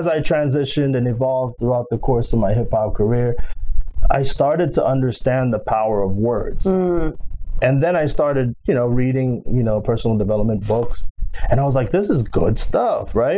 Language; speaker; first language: English; non-native, local second language; Filipino